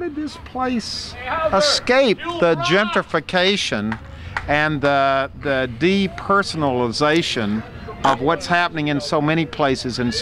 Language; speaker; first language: English; native; English